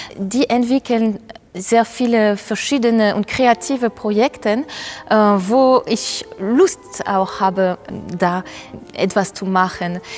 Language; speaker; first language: German; non-native, fluent; French